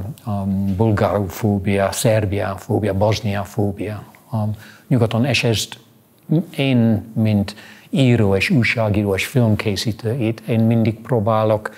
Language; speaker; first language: Hungarian; non-native, fluent; English